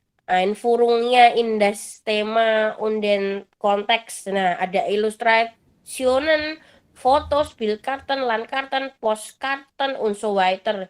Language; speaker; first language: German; non-native, fluent; Indonesian